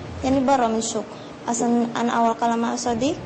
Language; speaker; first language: Arabic; non-native, learner; Indonesian